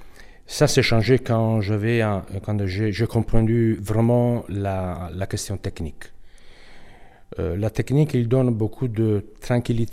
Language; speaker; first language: French; non-native, learner; Italian